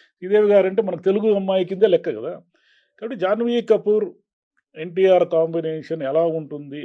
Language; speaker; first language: Telugu; native; Telugu